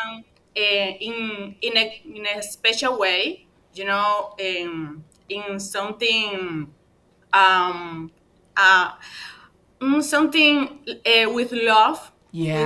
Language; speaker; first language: English; non-native, learner; Spanish